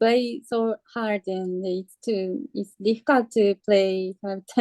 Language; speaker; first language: English; non-native, learner; Japanese